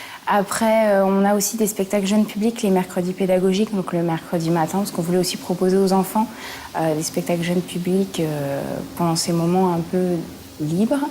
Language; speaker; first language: French; native; French